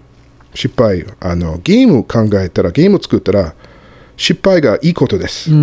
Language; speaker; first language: Japanese; non-native, fluent; English